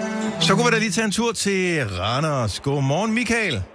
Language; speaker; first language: Danish; native; Danish